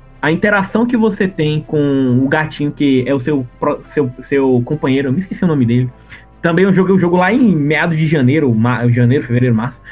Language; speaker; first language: Portuguese; native; Portuguese